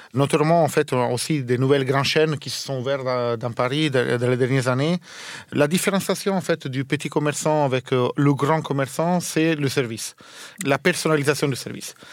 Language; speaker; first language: French; non-native, fluent; Italian